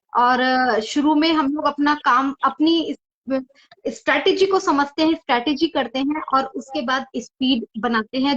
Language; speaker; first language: Hindi; native; Hindi